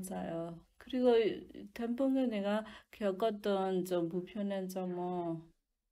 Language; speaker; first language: Korean; non-native, learner; Burmese